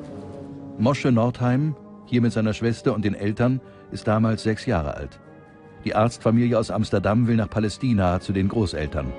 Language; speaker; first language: German; native; German